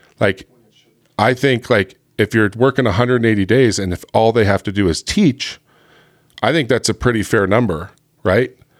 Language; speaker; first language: English; native; English